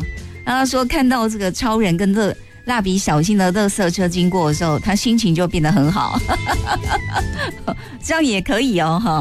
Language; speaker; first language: Chinese; native; Chinese